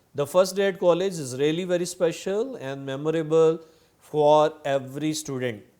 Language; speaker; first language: English; non-native, local second language; Urdu